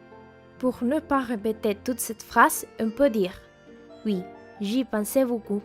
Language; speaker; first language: French; non-native, fluent; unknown